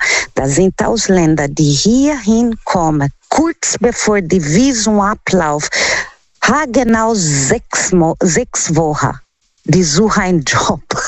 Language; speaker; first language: German; non-native, learner; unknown